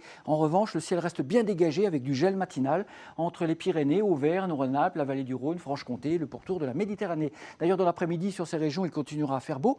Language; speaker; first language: French; native; French